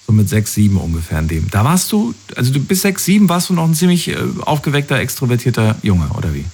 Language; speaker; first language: German; native; German